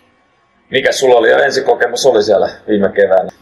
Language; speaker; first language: Finnish; native; Finnish